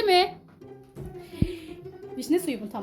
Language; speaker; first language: Turkish; native; Turkish